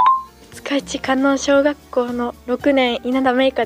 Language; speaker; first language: Japanese; native; Japanese